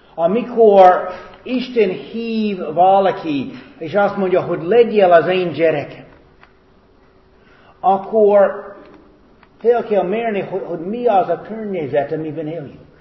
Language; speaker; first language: Hungarian; non-native, fluent; English